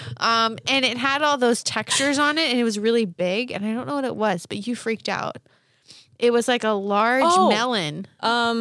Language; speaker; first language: English; native; English